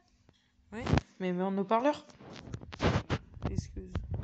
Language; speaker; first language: French; native; French